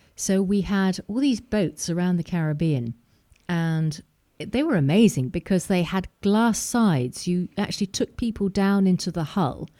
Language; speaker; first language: English; native; English